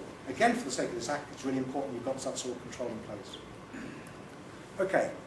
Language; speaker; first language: English; native; English